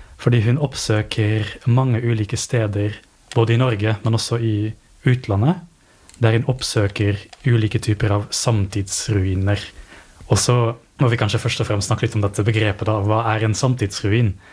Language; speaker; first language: Norwegian; native; Norwegian